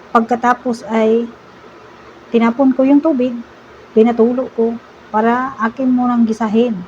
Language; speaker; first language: Filipino; non-native, local second language; Cebuano